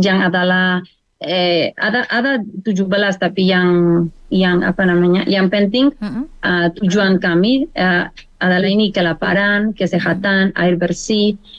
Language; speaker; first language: Indonesian; non-native, learner; Spanish